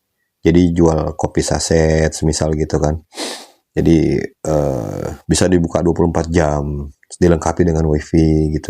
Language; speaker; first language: Indonesian; native; Indonesian